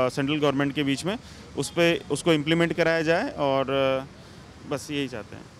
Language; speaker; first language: Hindi; native; Hindi